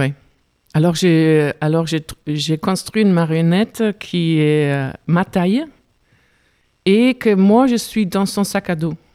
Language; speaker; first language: French; non-native, fluent; German